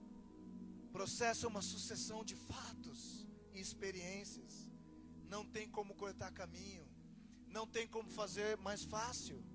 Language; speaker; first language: Portuguese; native; Portuguese